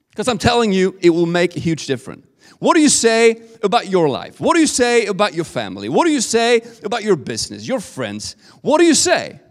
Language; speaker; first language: English; non-native, fluent; Swedish